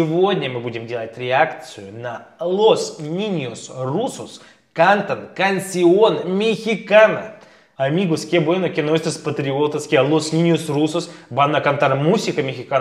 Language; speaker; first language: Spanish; non-native, fluent; Russian